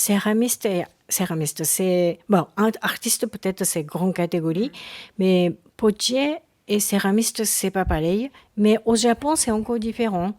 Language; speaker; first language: French; non-native, learner; Japanese